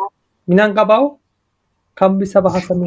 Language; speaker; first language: Indonesian; non-native, learner; Turkish